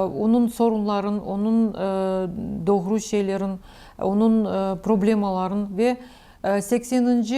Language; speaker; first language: Turkish; non-native, learner; Crimean Tatar